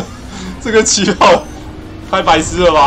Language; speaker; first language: Chinese; native; Chinese